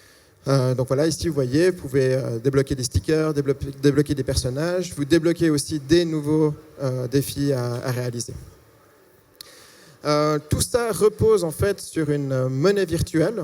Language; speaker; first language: French; native; French